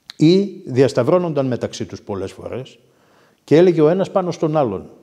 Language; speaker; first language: Greek; native; Greek